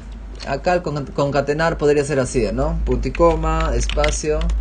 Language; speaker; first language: Spanish; native; Spanish